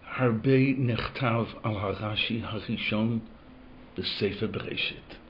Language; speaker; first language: Hebrew; non-native, fluent; English